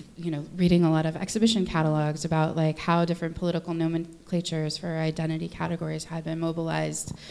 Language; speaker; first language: English; native; English